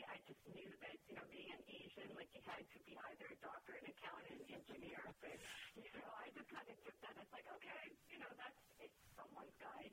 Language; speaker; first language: English; non-native, local second language; Filipino